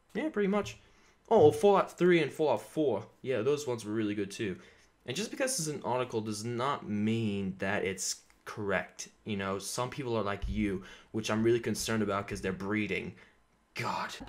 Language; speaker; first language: English; native; English